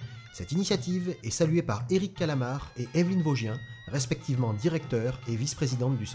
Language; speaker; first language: French; native; French